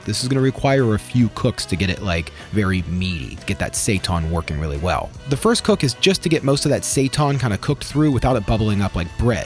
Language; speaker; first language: English; native; English